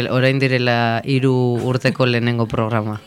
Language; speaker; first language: Basque; non-native, local second language; Spanish